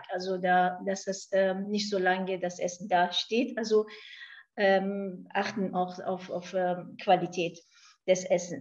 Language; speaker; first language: German; non-native, fluent; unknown